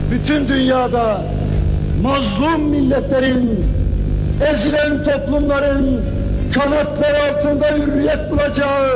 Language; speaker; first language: Turkish; native; Turkish